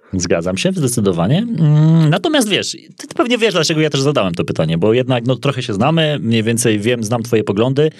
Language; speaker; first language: Polish; native; Polish